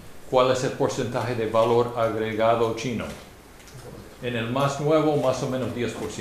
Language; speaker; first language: Spanish; non-native, fluent; English